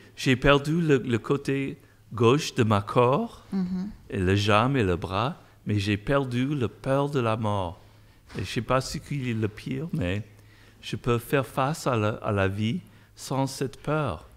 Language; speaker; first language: French; non-native, fluent; English